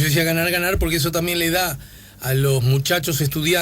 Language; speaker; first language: Spanish; native; Spanish